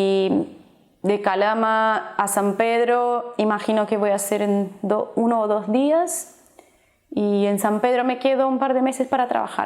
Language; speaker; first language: Spanish; non-native, fluent; Portuguese